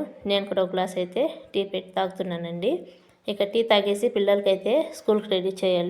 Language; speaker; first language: Telugu; native; Telugu